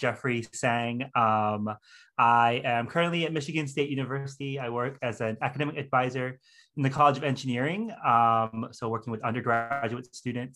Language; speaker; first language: English; non-native, local second language; Cantonese